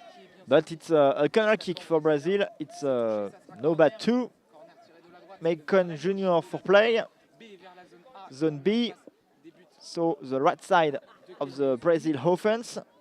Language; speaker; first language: English; non-native, learner; French